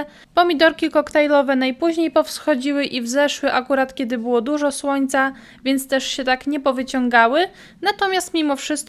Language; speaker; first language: Polish; native; Polish